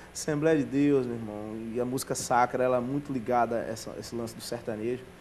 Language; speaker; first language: Portuguese; native; Portuguese